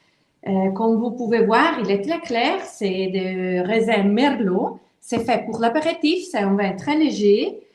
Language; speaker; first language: French; non-native, local second language; Italian